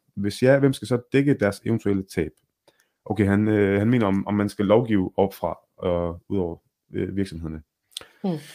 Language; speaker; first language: Danish; early bilingual, other home language; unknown